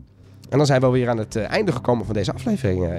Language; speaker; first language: Dutch; native; Dutch